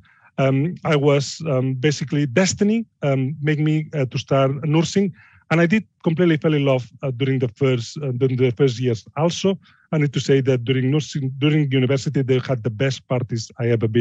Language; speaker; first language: English; non-native, fluent; Spanish